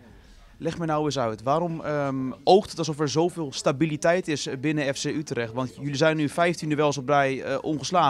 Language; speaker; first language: Dutch; native; Dutch